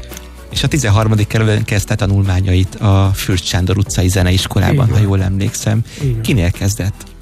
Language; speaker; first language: Hungarian; native; Hungarian